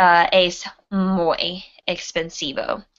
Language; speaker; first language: Spanish; non-native, learner; English